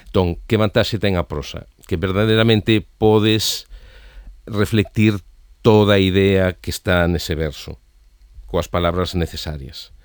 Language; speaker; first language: Galician; native; Galician